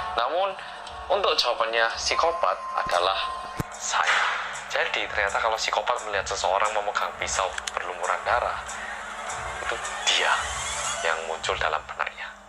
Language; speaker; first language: Indonesian; non-native, fluent; Korean